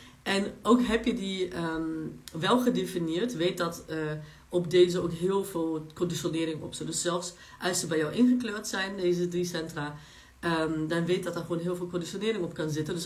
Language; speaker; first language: Dutch; non-native, fluent; Polish